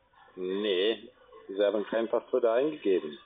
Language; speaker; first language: German; non-native, fluent; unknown